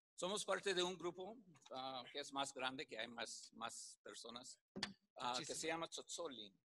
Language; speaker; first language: Spanish; early bilingual, heritage; Spanish